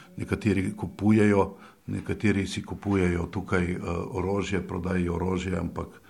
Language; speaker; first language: Slovenian; native; Slovenian